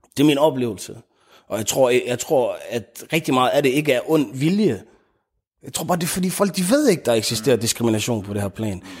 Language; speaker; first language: Danish; early bilingual, other home language; Tigrinya